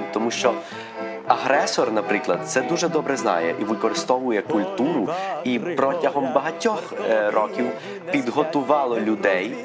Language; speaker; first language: Ukrainian; non-native, fluent; Spanish